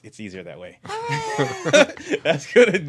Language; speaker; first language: English; native; English